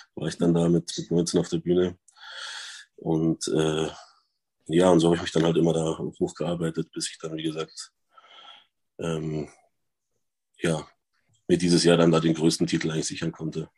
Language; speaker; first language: German; native; German